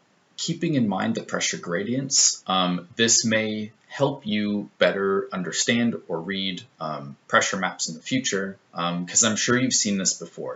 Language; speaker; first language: English; native; English